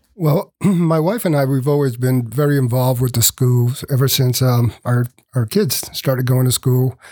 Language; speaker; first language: English; early bilingual, other home language; Spanish